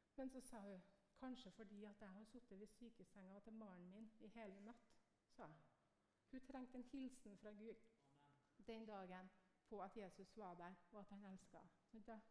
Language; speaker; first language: Norwegian; native; Norwegian